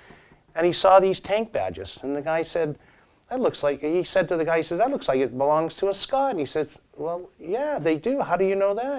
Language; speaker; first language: English; native; English